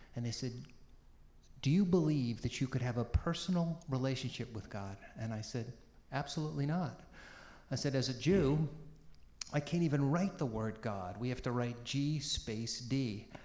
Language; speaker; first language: English; native; English